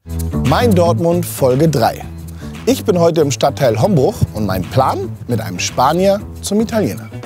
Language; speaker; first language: German; native; German